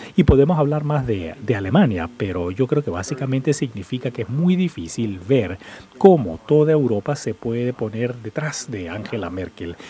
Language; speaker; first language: Spanish; non-native, fluent; English